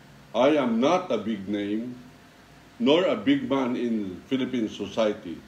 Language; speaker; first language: English; non-native, local second language; Filipino